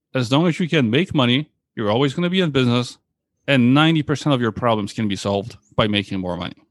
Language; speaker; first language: English; early bilingual, other home language; Polish